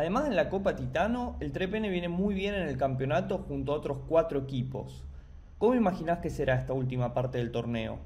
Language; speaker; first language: Spanish; native; Spanish